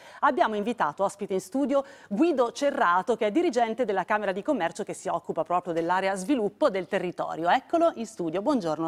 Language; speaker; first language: Italian; native; Italian